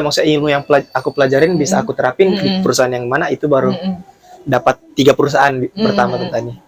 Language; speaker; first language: Indonesian; native; Indonesian